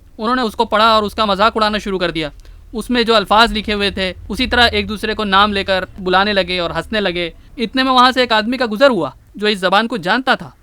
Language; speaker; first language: Urdu; native; Urdu